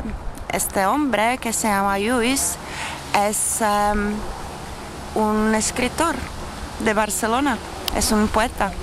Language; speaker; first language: Spanish; non-native, fluent; Czech